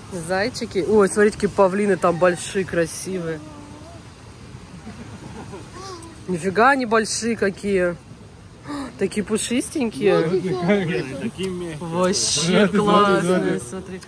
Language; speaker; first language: Russian; native; Russian